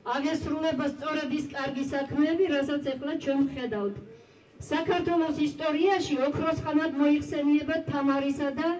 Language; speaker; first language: Georgian; non-native, local second language; Svan